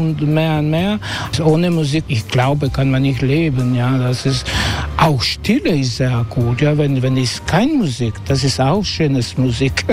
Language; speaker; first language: German; non-native, learner; Croatian